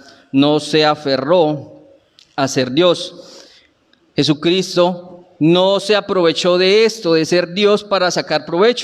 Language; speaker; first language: Spanish; native; Spanish